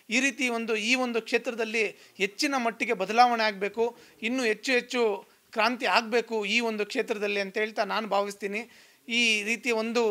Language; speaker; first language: Kannada; native; Kannada